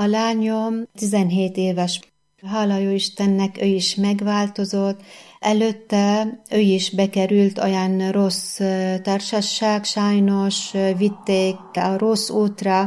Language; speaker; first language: Hungarian; non-native, fluent; Arabic